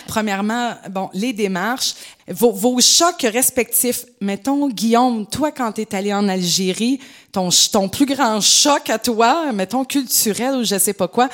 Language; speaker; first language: French; native; French